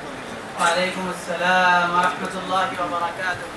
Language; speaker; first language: Arabic; non-native, fluent; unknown